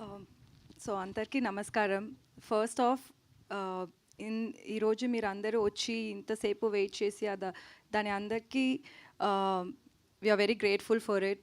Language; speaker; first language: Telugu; non-native, learner; Tamil